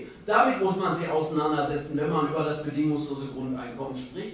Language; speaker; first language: German; native; German